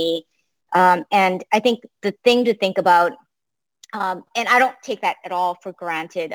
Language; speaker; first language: English; early bilingual, other home language; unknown